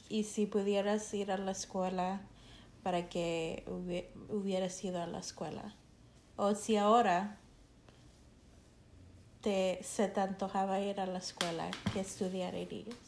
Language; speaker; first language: Spanish; early bilingual, heritage; Spanish